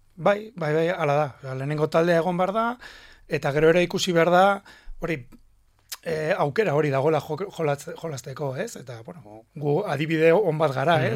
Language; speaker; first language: Basque; non-native, local second language; Spanish